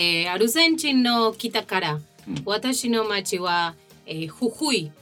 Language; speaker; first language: Japanese; non-native, learner; Spanish